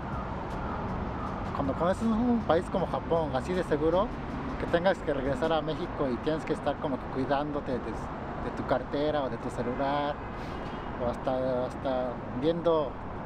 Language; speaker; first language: Spanish; native; Spanish